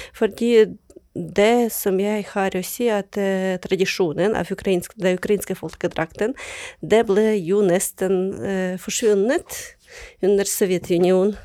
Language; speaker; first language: Norwegian; non-native, fluent; Ukrainian